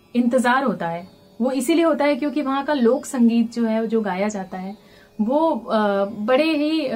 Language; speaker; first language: Hindi; native; Hindi